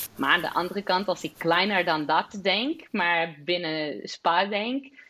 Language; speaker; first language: Dutch; non-native, fluent; Portuguese